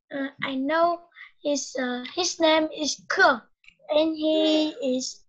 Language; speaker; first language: English; non-native, learner; Vietnamese